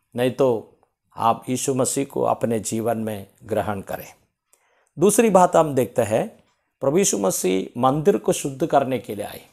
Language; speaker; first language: Hindi; non-native, local second language; Malayalam